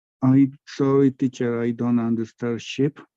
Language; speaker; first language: English; non-native, learner; Spanish